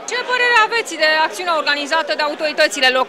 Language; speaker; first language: Romanian; native; Romanian